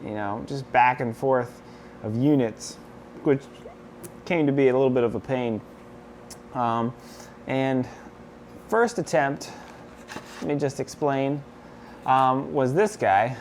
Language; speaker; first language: English; native; English